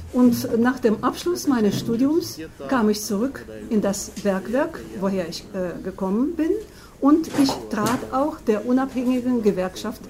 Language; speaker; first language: German; non-native, fluent; Ukrainian